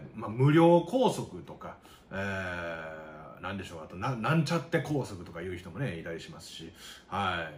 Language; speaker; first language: Japanese; native; Japanese